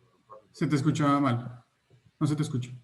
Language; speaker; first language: Spanish; native; Spanish